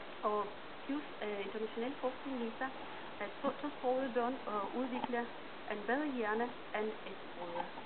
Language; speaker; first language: Danish; non-native, fluent; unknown